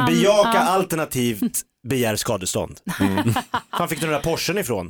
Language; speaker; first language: Swedish; native; Swedish